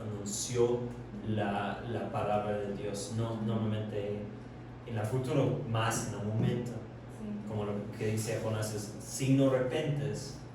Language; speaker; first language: Spanish; non-native, learner; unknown